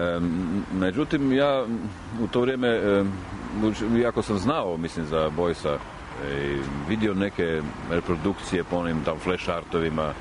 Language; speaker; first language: Croatian; native; Croatian